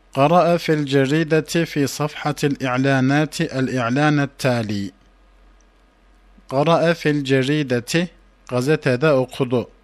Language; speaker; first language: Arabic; non-native, fluent; Turkish